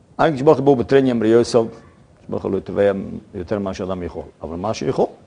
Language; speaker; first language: Hebrew; non-native, fluent; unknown